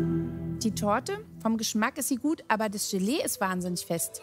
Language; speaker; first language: German; native; German